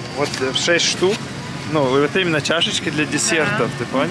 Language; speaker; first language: Russian; native; Russian